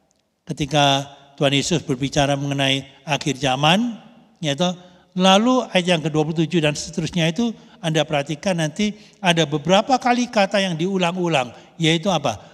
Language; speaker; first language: Indonesian; native; Indonesian